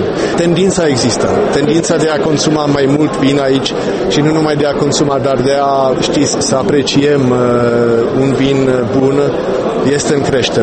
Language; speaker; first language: Romanian; non-native, fluent; Czech